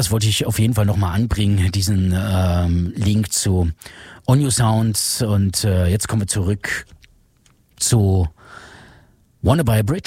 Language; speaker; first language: German; native; German